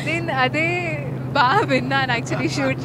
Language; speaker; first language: Telugu; non-native, local second language; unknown